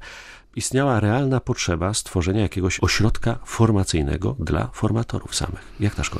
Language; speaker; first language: Polish; native; Polish